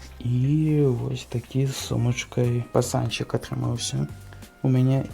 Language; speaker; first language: Belarusian; native; Belarusian